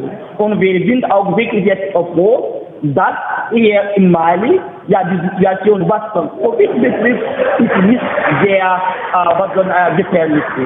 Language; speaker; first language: German; non-native, learner; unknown